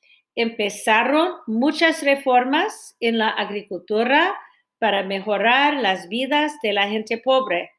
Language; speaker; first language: Spanish; non-native, fluent; English